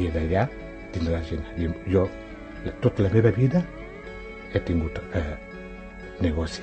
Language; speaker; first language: Catalan; non-native, fluent; Wolof